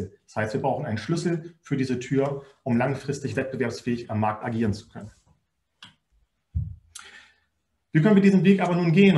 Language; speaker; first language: German; native; German